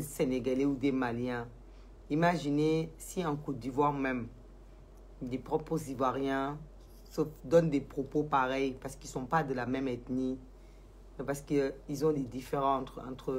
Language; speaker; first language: French; non-native, local second language; Wolof